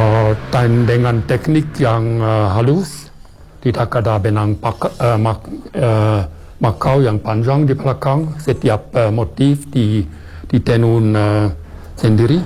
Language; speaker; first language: Indonesian; non-native, fluent; German